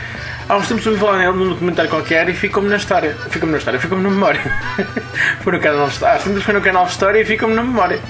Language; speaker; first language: Portuguese; native; Portuguese